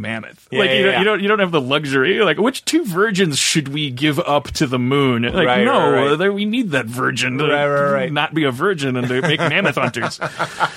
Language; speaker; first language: English; native; English